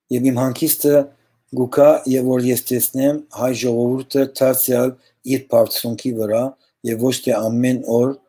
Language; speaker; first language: Armenian; early bilingual, heritage; Armenian